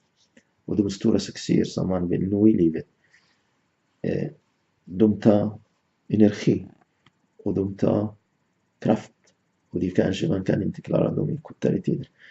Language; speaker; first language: Swedish; non-native, fluent; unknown